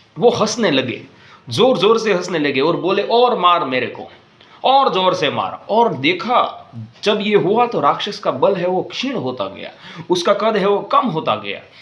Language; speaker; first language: Hindi; non-native, local second language; Gujarati